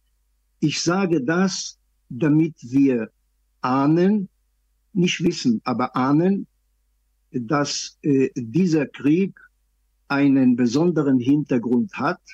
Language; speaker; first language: German; non-native, fluent; Hebrew